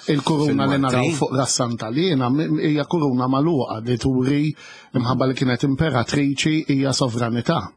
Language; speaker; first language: Maltese; native; Maltese